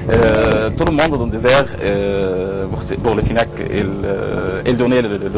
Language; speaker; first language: French; non-native, learner; Arabic